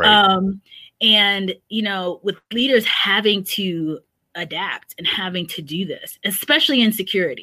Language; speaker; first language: English; native; English